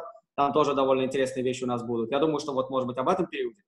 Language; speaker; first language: Russian; native; Russian